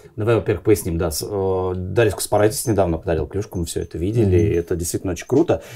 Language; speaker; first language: Russian; native; Russian